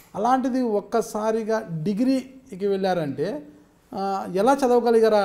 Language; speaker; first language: Telugu; native; Telugu